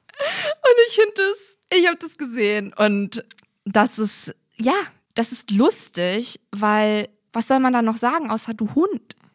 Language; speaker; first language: German; early bilingual, other home language; Turkish